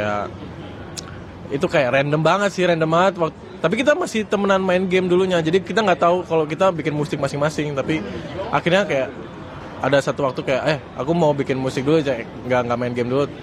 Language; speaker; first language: Indonesian; native; Indonesian